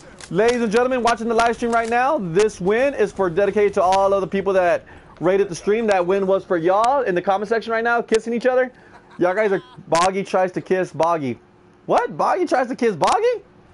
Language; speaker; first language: English; native; English